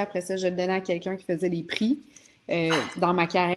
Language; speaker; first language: French; native; French